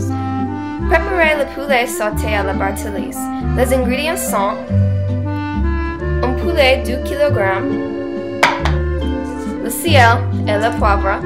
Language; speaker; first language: French; non-native, learner; English